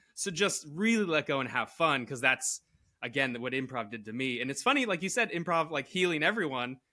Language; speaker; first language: English; native; English